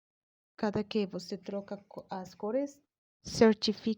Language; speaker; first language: Portuguese; non-native, learner; Spanish